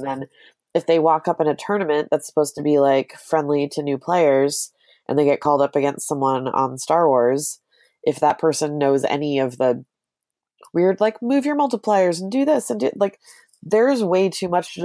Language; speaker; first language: English; native; English